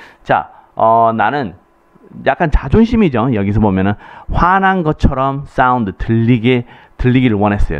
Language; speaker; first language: Korean; native; Korean